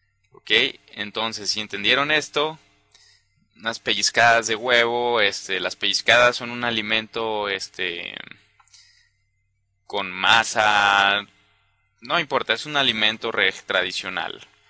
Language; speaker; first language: Spanish; native; Spanish